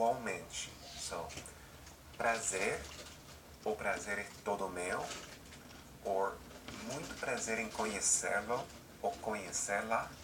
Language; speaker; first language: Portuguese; non-native, learner; English